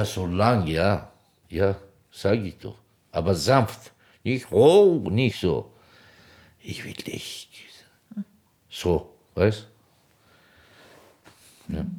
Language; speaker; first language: German; non-native, learner; Turkish